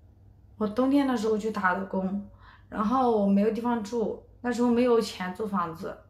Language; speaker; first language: Chinese; native; Chinese